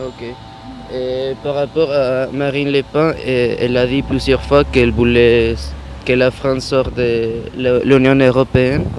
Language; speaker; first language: French; non-native, fluent; Spanish